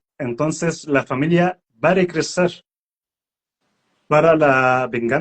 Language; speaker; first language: Spanish; non-native, learner; Arabic